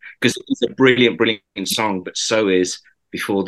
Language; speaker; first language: English; native; English